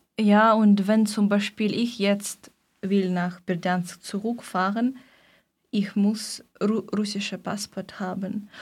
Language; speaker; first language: German; non-native, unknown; Ukrainian